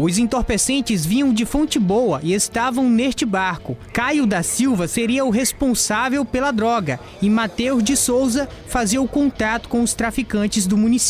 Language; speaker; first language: Portuguese; native; Portuguese